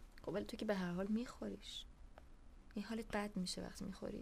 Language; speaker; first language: Persian; native; Persian